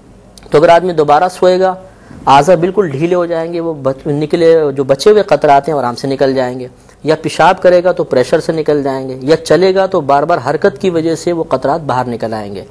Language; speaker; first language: Urdu; native; Urdu